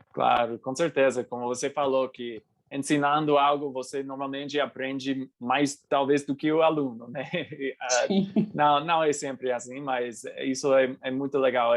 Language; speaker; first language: Portuguese; non-native, fluent; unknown